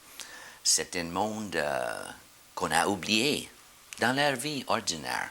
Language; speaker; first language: French; non-native, learner; English